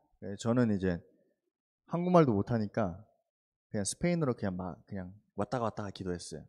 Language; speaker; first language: Korean; early bilingual, heritage; Korean